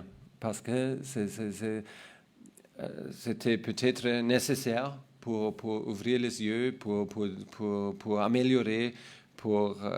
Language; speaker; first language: French; non-native, learner; German